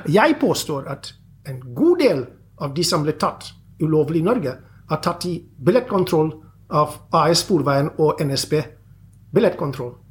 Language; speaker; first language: Norwegian; non-native, fluent; English